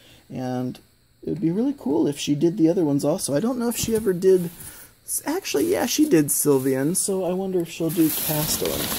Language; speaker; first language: English; native; English